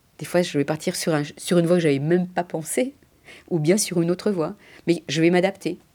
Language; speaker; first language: French; early bilingual, other home language; Spanish